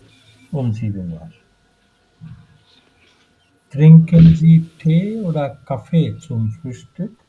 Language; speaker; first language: German; non-native, fluent; Bangla